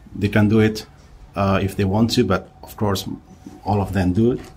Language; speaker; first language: English; non-native, fluent; Spanish